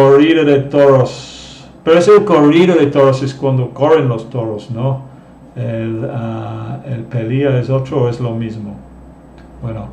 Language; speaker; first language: Spanish; non-native, fluent; English